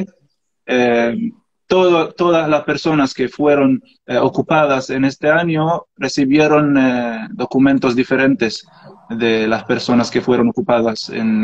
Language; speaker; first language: Spanish; non-native, learner; Arabic